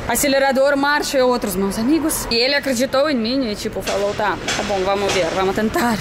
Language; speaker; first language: Portuguese; non-native, fluent; Russian